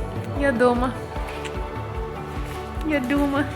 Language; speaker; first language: Russian; native; Russian